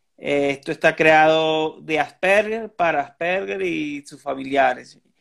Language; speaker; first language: Spanish; native; Spanish